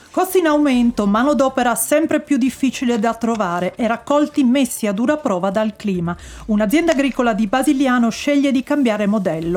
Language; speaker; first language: Italian; native; Italian